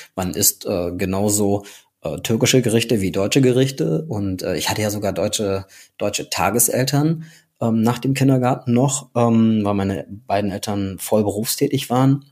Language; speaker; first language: German; native; German